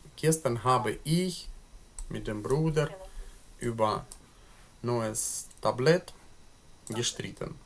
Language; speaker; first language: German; non-native, fluent; Ukrainian